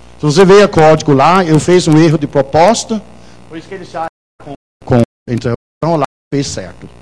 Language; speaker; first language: Portuguese; non-native, fluent; Danish